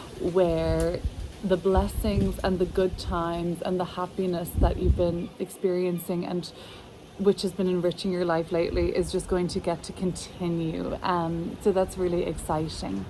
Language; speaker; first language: English; native; English